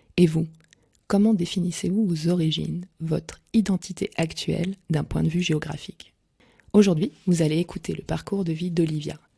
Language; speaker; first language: French; native; French